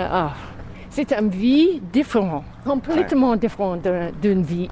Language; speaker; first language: French; non-native, fluent; English